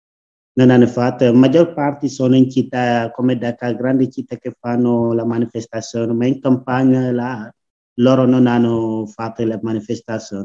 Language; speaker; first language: Italian; non-native, learner; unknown